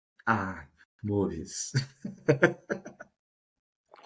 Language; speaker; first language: English; non-native, fluent; Portuguese